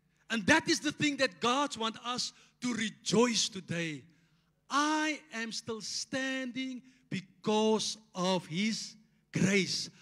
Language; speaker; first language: English; non-native, local second language; Afrikaans